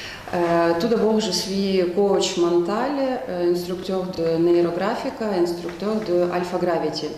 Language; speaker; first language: French; non-native, fluent; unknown